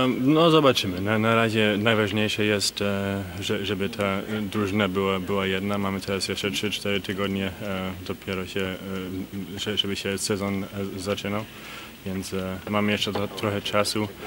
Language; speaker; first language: Polish; early bilingual, heritage; Polish